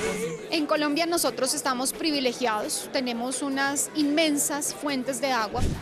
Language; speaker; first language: Spanish; native; Spanish